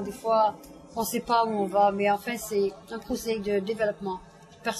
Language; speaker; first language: French; non-native, fluent; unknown